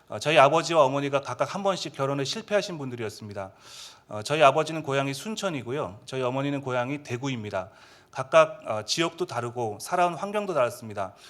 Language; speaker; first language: Korean; native; Korean